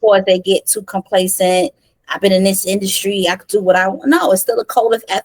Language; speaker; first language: English; native; English